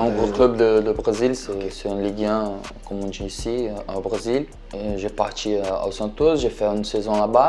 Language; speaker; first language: French; non-native, learner; Portuguese